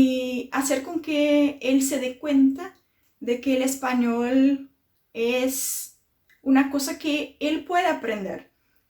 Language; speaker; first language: Spanish; non-native, fluent; Portuguese